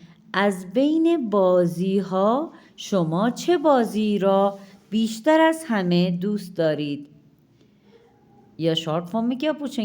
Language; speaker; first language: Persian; non-native, fluent; Urdu